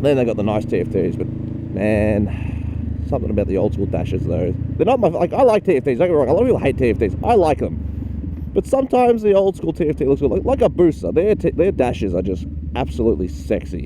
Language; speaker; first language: English; native; English